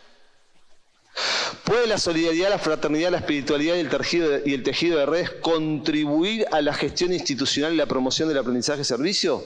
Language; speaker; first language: Spanish; native; Spanish